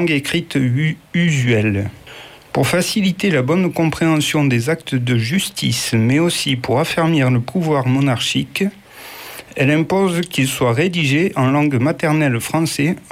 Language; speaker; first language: French; native; French